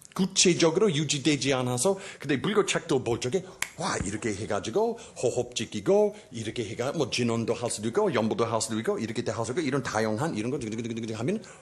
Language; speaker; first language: Korean; non-native, fluent; English